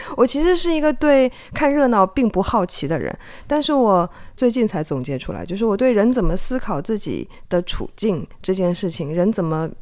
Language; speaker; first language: Chinese; native; Chinese